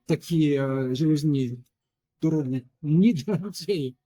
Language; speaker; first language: Russian; non-native, learner; French